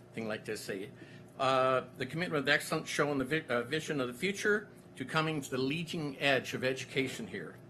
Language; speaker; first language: English; native; English